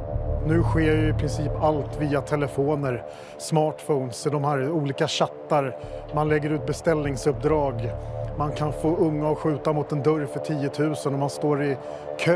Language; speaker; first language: Swedish; native; Swedish